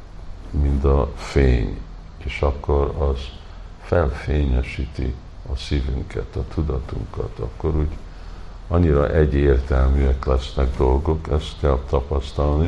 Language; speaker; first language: Hungarian; early bilingual, heritage; Hungarian